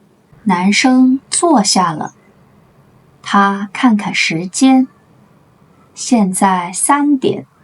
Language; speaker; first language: Chinese; native; Chinese